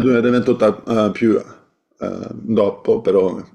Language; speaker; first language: Italian; non-native, fluent; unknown